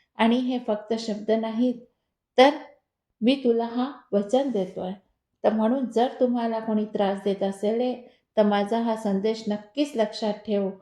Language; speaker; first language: Marathi; non-native, local second language; Hindi